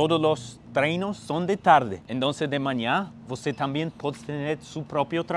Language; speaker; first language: Portuguese; non-native, fluent; English